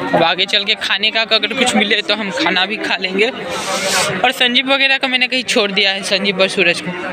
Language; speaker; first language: Hindi; non-native, local second language; Assamese